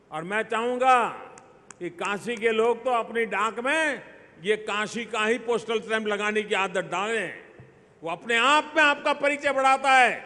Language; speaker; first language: Hindi; non-native, local second language; Gujarati